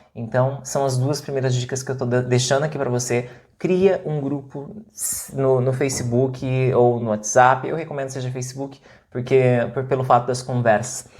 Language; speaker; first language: Portuguese; native; Portuguese